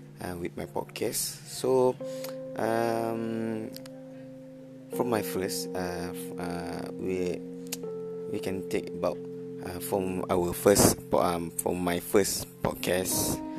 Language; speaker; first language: English; non-native, learner; Malay